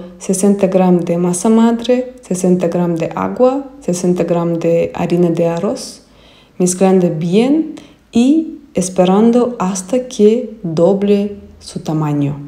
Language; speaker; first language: Spanish; non-native, fluent; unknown